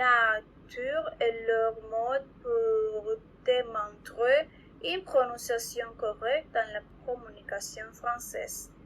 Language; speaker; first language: French; non-native, learner; Spanish